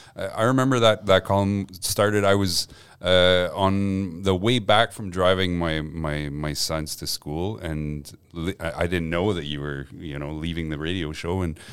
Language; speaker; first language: English; non-native, fluent; French